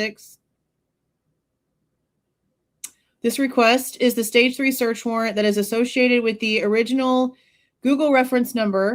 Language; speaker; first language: English; native; English